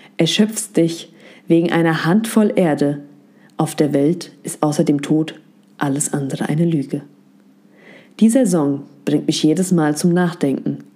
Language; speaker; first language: German; native; German